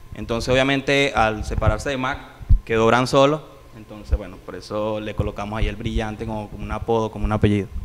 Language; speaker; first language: Spanish; native; Spanish